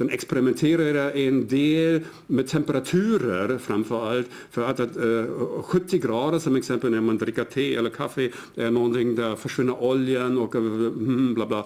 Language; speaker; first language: Swedish; non-native, fluent; German